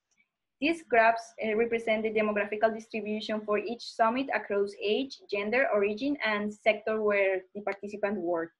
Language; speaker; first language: English; non-native, fluent; Spanish